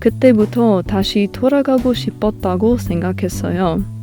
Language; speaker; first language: Korean; non-native, learner; English